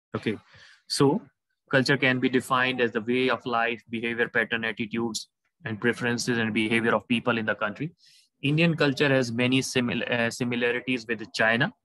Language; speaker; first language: English; non-native, local second language; Hindi